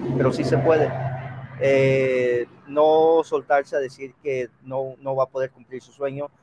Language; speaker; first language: Spanish; early bilingual, heritage; Spanish